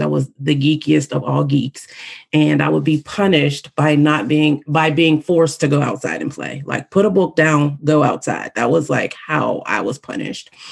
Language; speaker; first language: English; native; English